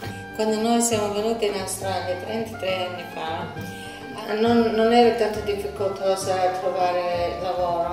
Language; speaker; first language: Italian; early bilingual, heritage; Italian